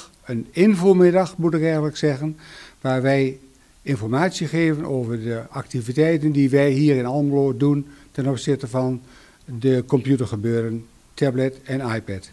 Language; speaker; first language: Dutch; native; Dutch